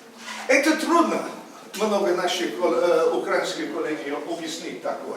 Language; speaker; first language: Russian; non-native, learner; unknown